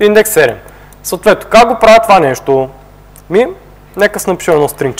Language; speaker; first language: Bulgarian; native; Bulgarian